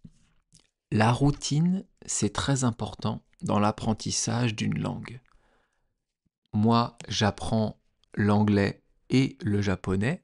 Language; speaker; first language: French; native; French